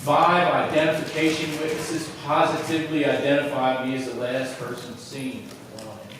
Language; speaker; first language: English; native; English